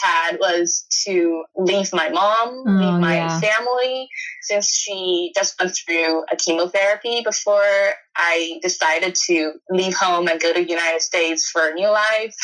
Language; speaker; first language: English; non-native, fluent; Chinese